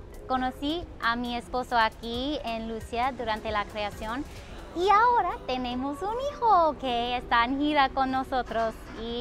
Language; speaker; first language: Spanish; non-native, fluent; English